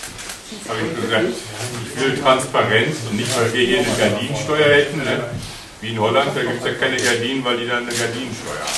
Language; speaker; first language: German; native; German